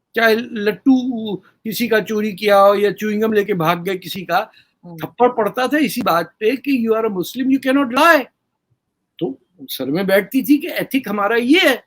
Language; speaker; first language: Urdu; native; Urdu